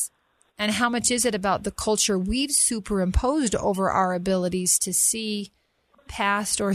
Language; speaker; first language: English; native; English